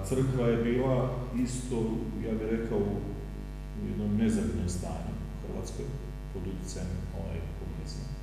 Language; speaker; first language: Serbian; native; Serbian